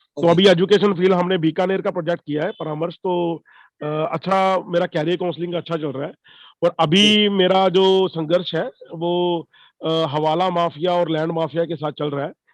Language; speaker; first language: Hindi; non-native, local second language; Punjabi